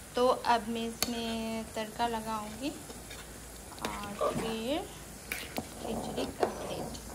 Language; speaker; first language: Hindi; non-native, local second language; Bangla